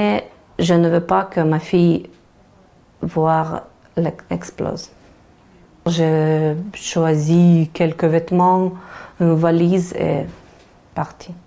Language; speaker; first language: French; non-native, learner; Ukrainian